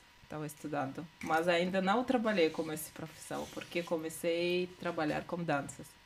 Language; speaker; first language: Portuguese; non-native, learner; Russian